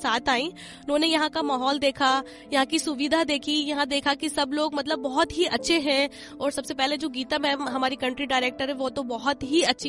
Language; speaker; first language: Hindi; native; Hindi